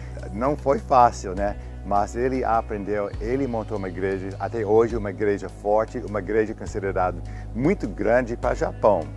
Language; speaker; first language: Portuguese; non-native, fluent; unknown